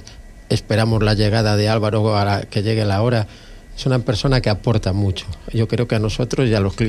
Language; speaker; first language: Spanish; native; Spanish